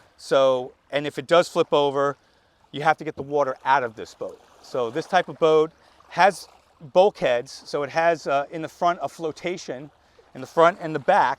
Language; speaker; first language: English; native; English